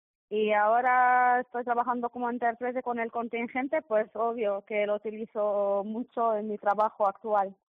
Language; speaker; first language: Spanish; non-native, fluent; Arabic